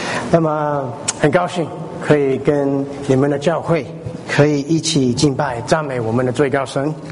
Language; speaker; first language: Chinese; early bilingual, heritage; Chinese